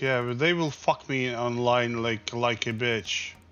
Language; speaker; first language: English; non-native, learner; Russian